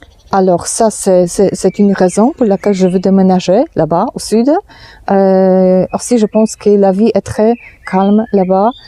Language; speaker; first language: French; non-native, fluent; Polish